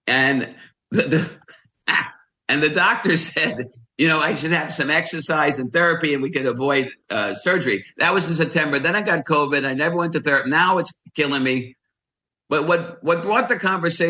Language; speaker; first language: English; native; English